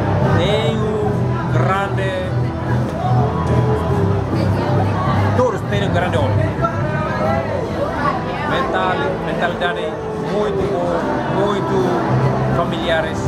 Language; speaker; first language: Portuguese; non-native, learner; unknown